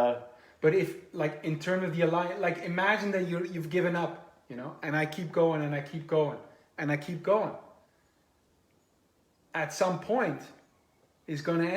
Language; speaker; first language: English; non-native, fluent; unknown